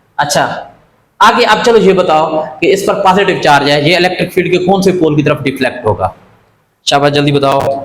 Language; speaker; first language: Urdu; native; Urdu